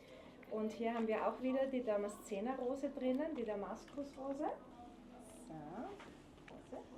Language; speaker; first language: German; native; German